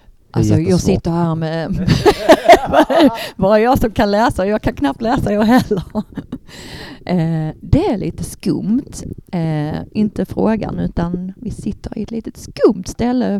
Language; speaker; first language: Swedish; native; Swedish